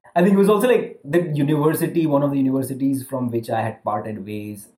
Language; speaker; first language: English; non-native, local second language; Gujarati